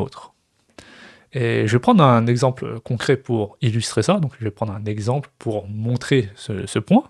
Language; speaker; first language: French; native; French